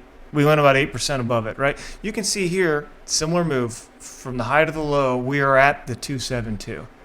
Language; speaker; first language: English; native; English